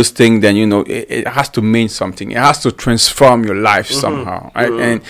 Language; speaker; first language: English; non-native, local second language; French